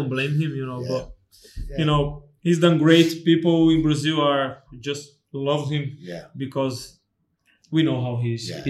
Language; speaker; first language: English; non-native, fluent; Portuguese